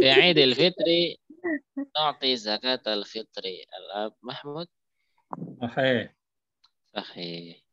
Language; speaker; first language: Arabic; non-native, fluent; Indonesian